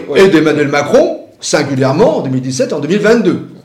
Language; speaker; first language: French; native; French